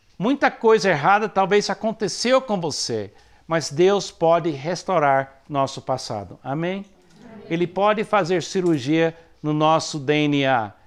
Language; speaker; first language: Portuguese; non-native, fluent; English